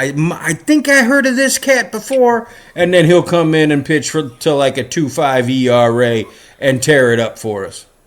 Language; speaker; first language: English; native; English